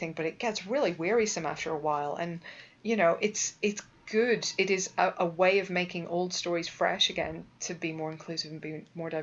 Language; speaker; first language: English; native; English